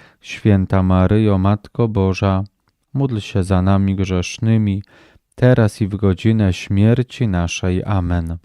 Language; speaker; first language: Polish; native; Polish